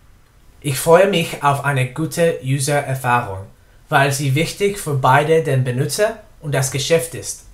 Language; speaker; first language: German; non-native, learner; English